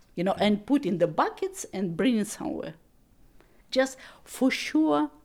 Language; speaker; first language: English; non-native, learner; Russian